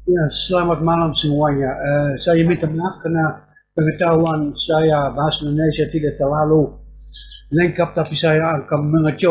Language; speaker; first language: Indonesian; non-native, fluent; Dutch